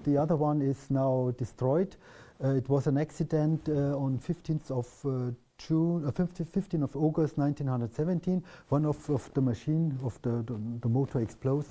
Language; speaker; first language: English; non-native, fluent; German